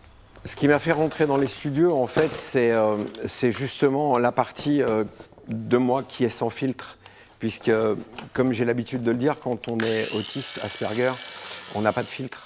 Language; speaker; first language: French; native; French